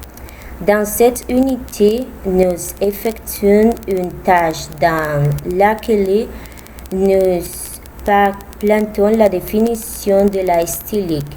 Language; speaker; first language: French; non-native, learner; Spanish